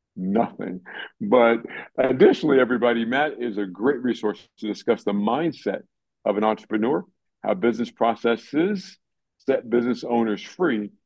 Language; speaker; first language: English; native; English